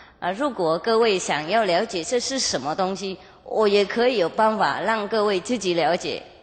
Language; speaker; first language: Chinese; non-native, fluent; Vietnamese